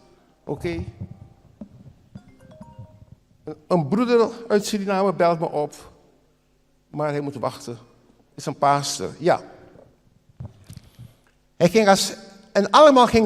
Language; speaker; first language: Dutch; non-native, local second language; Papiamento